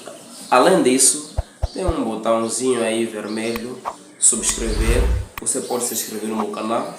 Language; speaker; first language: Portuguese; non-native, local second language; Tsonga